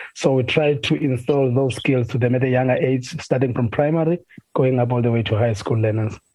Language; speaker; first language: English; non-native, local second language; Xhosa